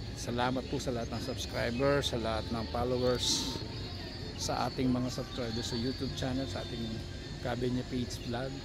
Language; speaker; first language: Filipino; native; Filipino